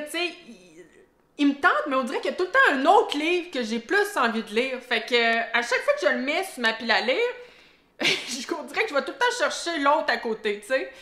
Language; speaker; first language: French; native; French